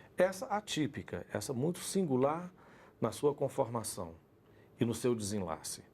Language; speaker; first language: Portuguese; native; Portuguese